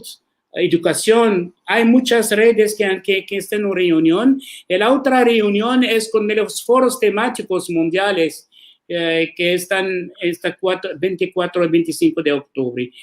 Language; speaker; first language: Spanish; non-native, learner; Arabic